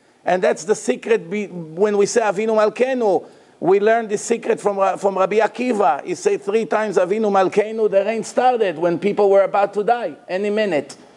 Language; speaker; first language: English; non-native, fluent; Hebrew